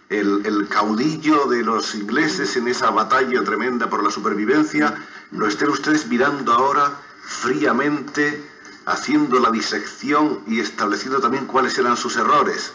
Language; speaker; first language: Spanish; native; Spanish